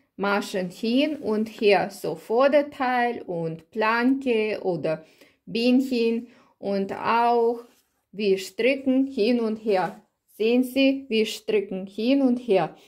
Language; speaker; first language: German; non-native, learner; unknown